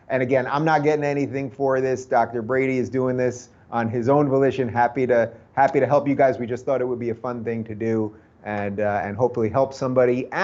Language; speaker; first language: English; native; English